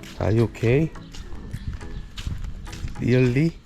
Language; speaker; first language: English; non-native, learner; Korean